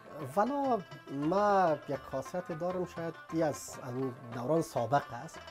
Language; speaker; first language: Persian; native; Persian